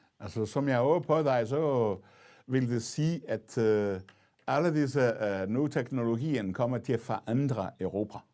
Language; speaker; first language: Danish; non-native, fluent; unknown